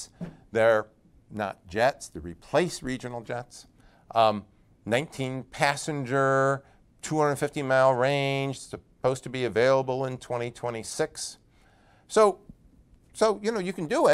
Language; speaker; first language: English; native; English